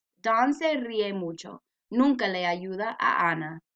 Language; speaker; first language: Spanish; non-native, fluent; English